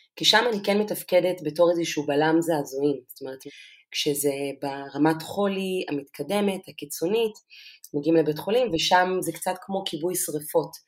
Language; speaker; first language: Hebrew; non-native, local second language; Arabic